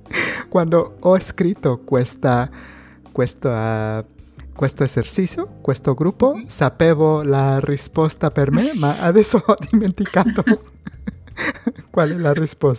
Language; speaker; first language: Italian; non-native, learner; Spanish